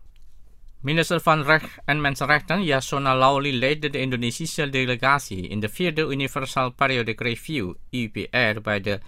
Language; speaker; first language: Dutch; non-native, fluent; Indonesian